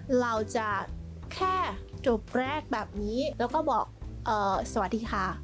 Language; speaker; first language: Thai; non-native, fluent; Vietnamese